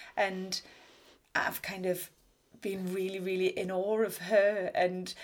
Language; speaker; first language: English; native; English